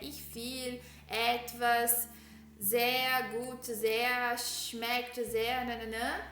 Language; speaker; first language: German; non-native, fluent; Portuguese